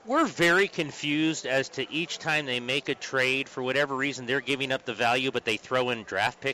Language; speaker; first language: English; native; English